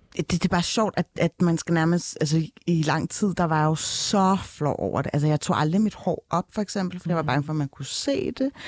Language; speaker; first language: Danish; early bilingual, other home language; Turkish